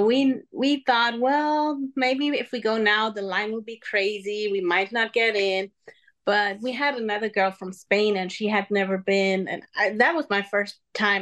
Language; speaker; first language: English; non-native, fluent; Spanish